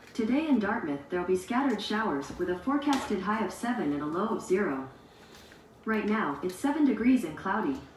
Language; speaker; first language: English; native; English